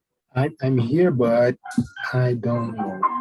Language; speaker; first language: English; non-native, learner; Portuguese